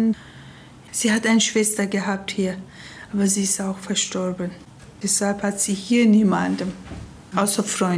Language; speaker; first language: German; non-native, fluent; Turkish